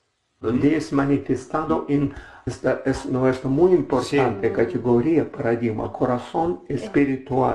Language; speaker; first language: Spanish; non-native, learner; Russian